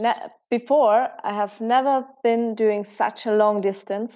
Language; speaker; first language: English; non-native, fluent; German